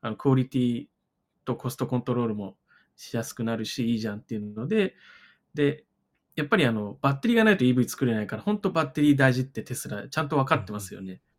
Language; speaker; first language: Japanese; native; Japanese